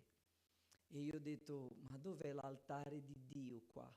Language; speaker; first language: Italian; non-native, fluent; Portuguese